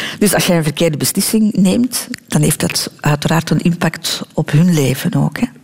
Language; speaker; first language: Dutch; native; Dutch